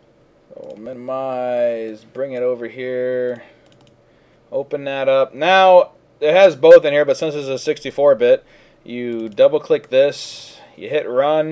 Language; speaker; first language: English; native; English